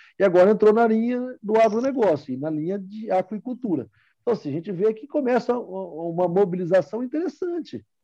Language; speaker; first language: Portuguese; native; Portuguese